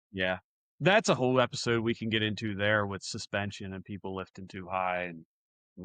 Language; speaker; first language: English; native; English